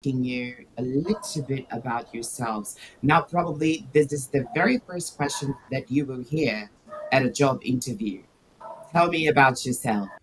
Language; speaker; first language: English; non-native, fluent; Portuguese